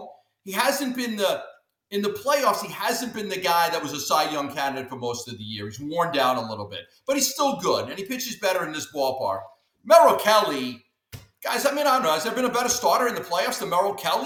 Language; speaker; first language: English; native; English